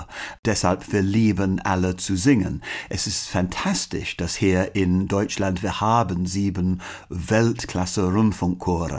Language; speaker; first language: German; non-native, learner; English